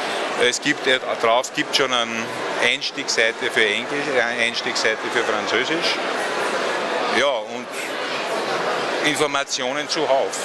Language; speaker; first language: German; native; German